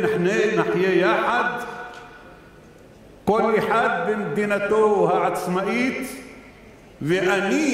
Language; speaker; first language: Hebrew; non-native, local second language; Arabic